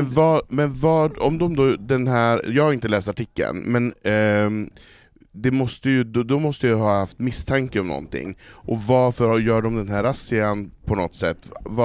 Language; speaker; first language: Swedish; native; Swedish